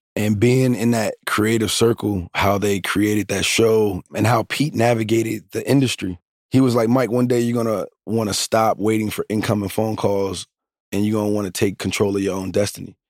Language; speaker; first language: English; native; English